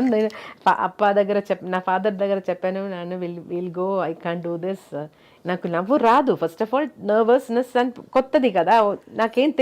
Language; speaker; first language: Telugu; non-native, local second language; Malayalam